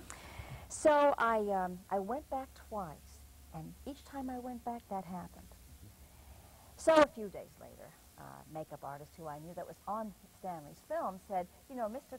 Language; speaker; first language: English; native; English